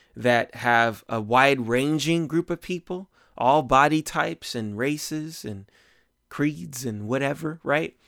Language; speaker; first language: English; native; English